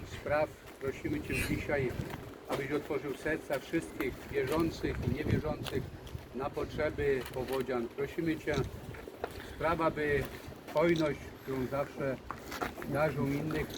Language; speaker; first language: Polish; native; Polish